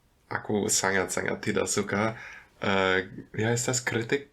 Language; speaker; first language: Indonesian; non-native, fluent; German